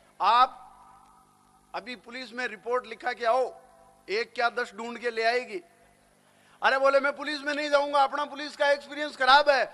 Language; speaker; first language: Hindi; native; Hindi